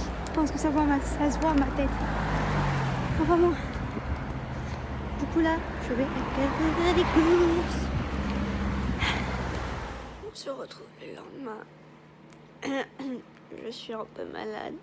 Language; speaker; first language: French; native; French